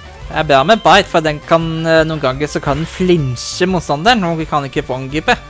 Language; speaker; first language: Norwegian; native; Norwegian